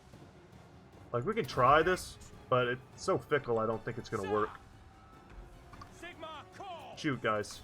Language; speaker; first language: English; native; English